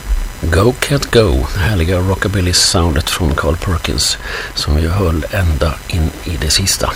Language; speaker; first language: Swedish; native; Swedish